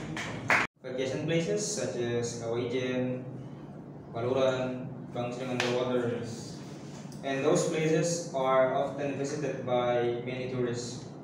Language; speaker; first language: English; non-native, fluent; Indonesian